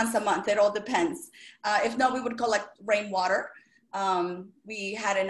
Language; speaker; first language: English; non-native, fluent; Spanish